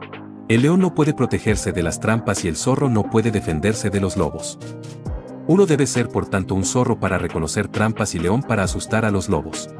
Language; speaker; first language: Spanish; native; Spanish